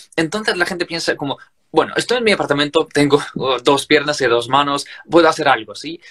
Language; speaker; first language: Spanish; non-native, fluent; Ukrainian